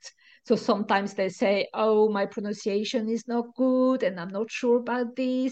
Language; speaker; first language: English; non-native, fluent; French